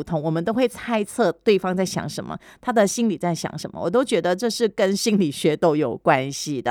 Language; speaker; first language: Chinese; native; Chinese